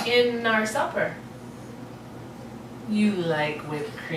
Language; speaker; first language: English; native; English